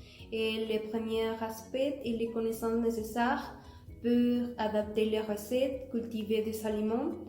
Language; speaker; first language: French; non-native, learner; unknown